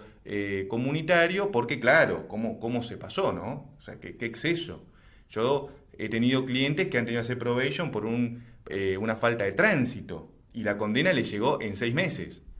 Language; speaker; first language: Spanish; native; Spanish